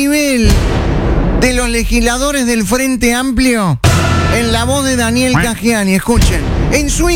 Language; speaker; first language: Spanish; native; Spanish